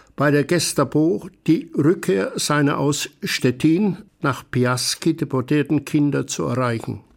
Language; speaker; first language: German; native; German